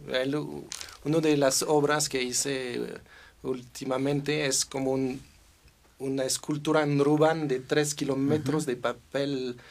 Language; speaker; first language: Spanish; non-native, fluent; French